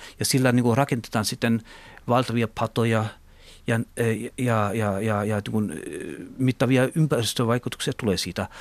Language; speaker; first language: Finnish; non-native, local second language; Swedish